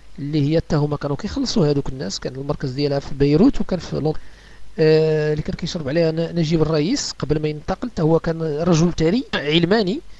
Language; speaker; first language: Arabic; native; Arabic